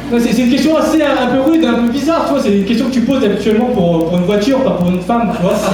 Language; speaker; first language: French; early bilingual, other home language; Vietnamese